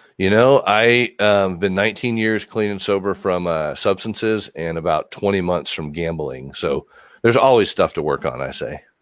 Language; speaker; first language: English; native; English